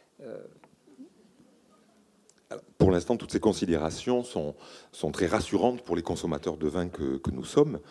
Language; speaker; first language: French; native; French